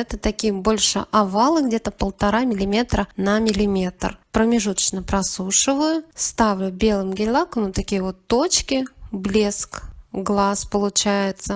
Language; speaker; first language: Russian; native; Russian